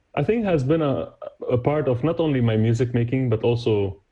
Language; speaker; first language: English; non-native, fluent; Arabic